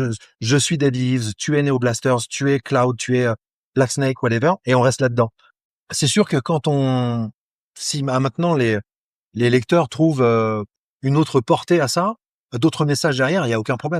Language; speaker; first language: French; native; French